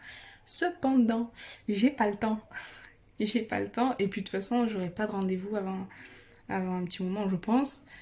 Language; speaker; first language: French; native; French